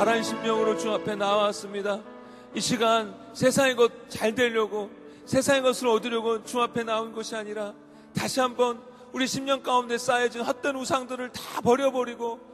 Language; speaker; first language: Korean; native; Korean